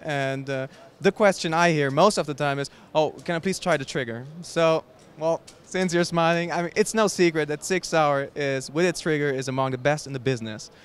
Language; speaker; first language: English; non-native, fluent; German